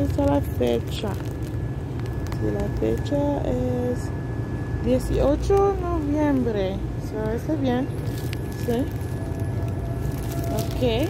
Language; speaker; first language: Spanish; non-native, learner; English